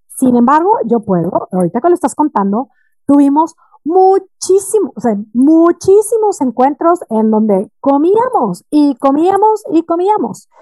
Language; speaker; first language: Spanish; native; Spanish